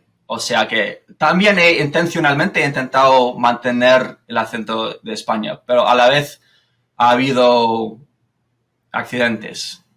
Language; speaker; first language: Spanish; non-native, fluent; English